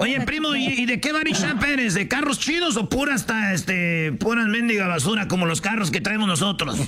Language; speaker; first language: Spanish; native; Spanish